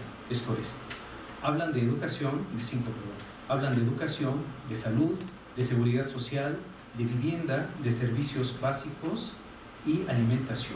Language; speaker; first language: Spanish; native; Spanish